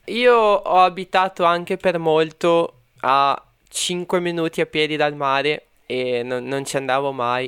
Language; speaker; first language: Italian; non-native, fluent; Portuguese